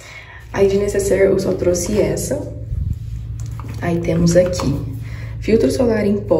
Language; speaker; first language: Portuguese; native; Portuguese